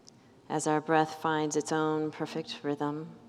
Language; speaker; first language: English; native; English